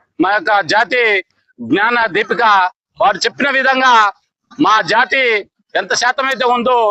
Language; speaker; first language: Telugu; non-native, local second language; Lambadi